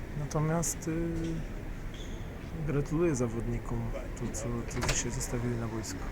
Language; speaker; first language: Polish; non-native, fluent; Portuguese